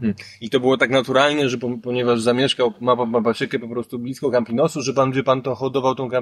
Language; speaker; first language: Polish; native; Polish